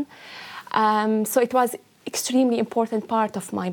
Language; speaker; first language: English; non-native, fluent; Arabic